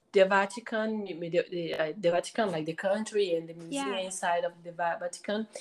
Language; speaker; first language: English; non-native, fluent; Portuguese